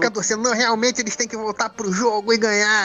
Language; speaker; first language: Portuguese; native; Portuguese